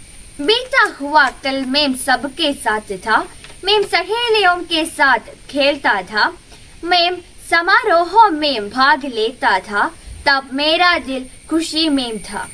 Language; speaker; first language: Hindi; non-native, local second language; Malayalam